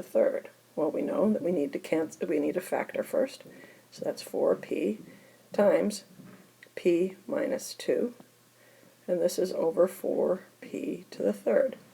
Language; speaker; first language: English; native; English